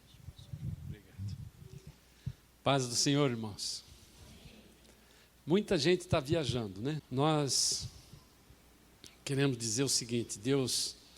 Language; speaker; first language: Portuguese; native; Portuguese